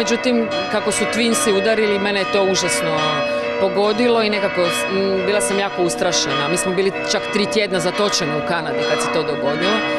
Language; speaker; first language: Croatian; native; Croatian